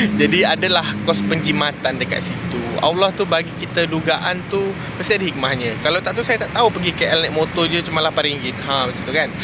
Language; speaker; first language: Malay; non-native, fluent; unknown